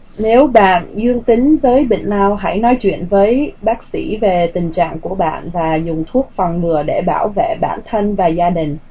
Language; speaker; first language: Vietnamese; early bilingual, heritage; Vietnamese